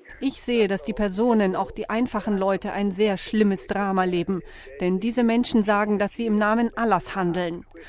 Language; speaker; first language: German; native; German